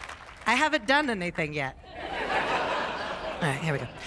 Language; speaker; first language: English; native; English